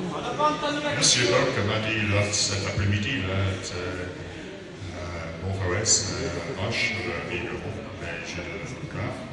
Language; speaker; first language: French; non-native, learner; English